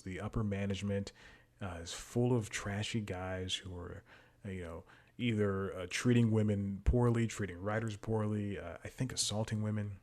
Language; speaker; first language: English; native; English